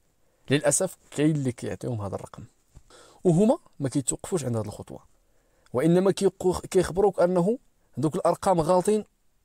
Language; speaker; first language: Arabic; native; Arabic